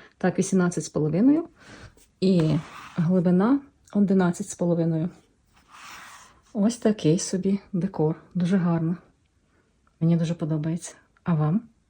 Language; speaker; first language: Ukrainian; native; Ukrainian